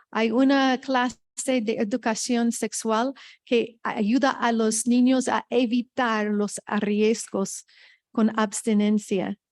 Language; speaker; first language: Spanish; non-native, fluent; English